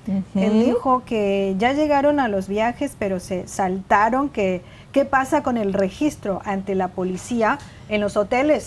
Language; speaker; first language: Spanish; non-native, fluent; Chinese